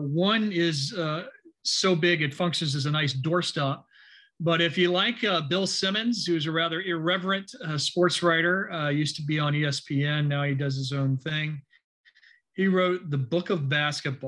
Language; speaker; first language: English; native; English